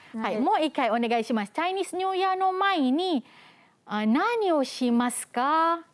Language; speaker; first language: Japanese; non-native, fluent; Malay